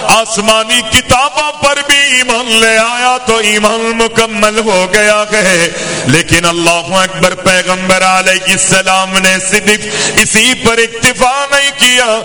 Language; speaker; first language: Urdu; native; Urdu